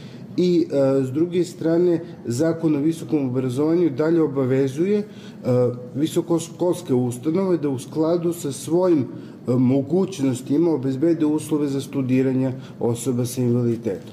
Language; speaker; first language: Serbian; native; Serbian